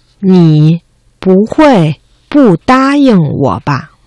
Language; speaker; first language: Chinese; non-native, fluent; Vietnamese